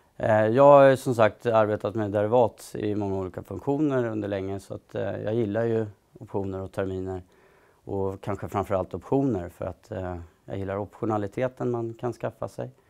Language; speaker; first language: Swedish; native; Swedish